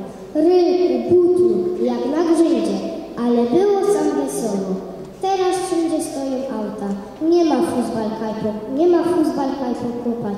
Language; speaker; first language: Polish; native; Polish